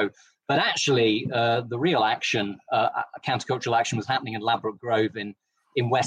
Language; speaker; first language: English; native; English